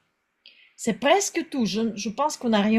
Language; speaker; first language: French; non-native, fluent; Russian